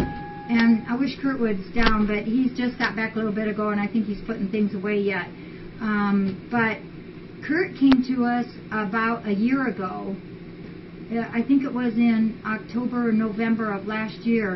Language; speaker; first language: English; native; English